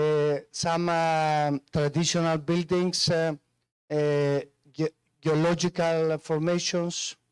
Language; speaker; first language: English; non-native, fluent; Greek